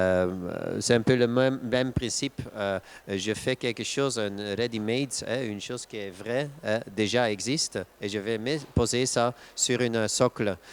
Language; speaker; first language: French; non-native, local second language; Dutch